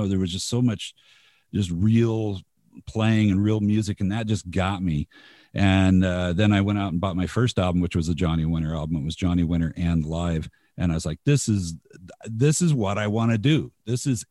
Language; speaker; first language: English; native; English